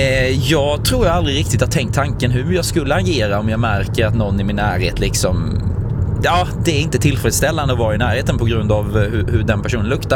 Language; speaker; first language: Swedish; native; Swedish